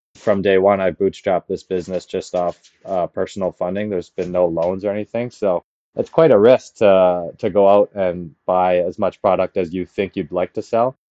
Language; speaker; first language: English; native; English